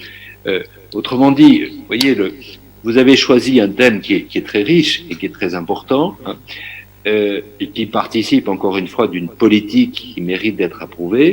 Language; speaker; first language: French; native; French